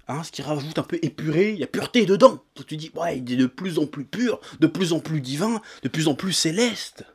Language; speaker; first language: French; native; French